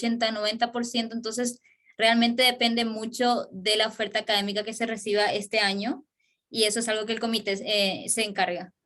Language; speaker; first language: Spanish; native; Spanish